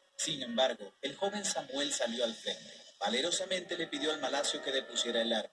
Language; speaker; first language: Spanish; native; Spanish